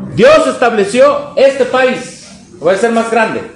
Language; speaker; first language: Spanish; native; Spanish